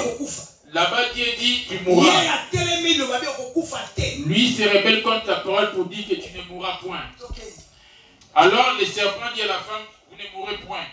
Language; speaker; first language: French; non-native, local second language; Lingala